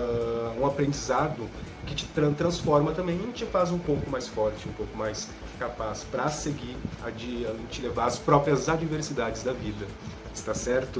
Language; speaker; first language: Portuguese; native; Portuguese